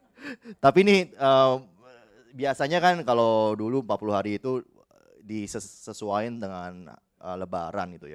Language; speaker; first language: Indonesian; native; Indonesian